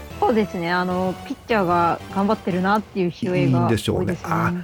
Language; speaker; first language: Japanese; native; Japanese